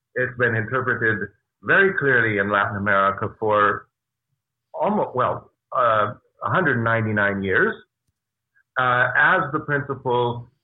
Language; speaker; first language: English; native; English